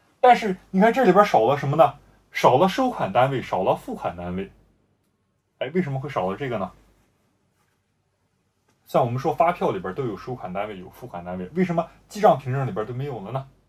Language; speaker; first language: Chinese; native; Chinese